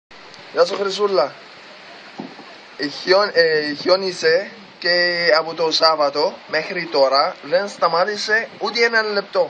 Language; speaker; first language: Greek; non-native, learner; Arabic